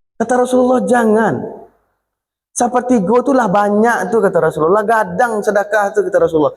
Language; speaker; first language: Malay; non-native, local second language; Minangkabau